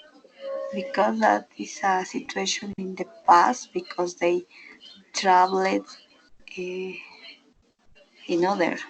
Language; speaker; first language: English; non-native, learner; Spanish